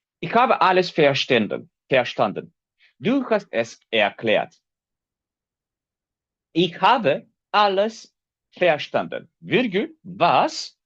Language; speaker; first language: German; non-native, fluent; Turkish